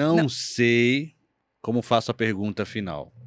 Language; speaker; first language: Portuguese; native; Portuguese